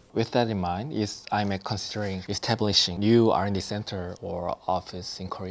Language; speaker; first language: English; non-native, fluent; Korean